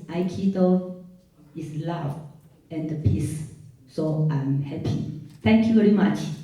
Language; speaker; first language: English; non-native, learner; Chinese